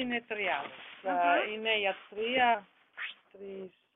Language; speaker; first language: Greek; non-native, learner; German